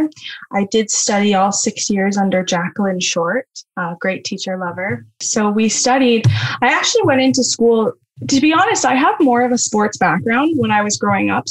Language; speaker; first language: English; native; English